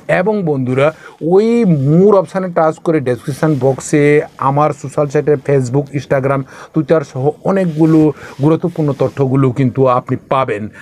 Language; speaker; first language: Bangla; non-native, local second language; Kok Borok